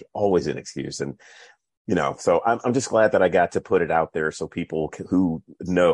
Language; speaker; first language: English; native; English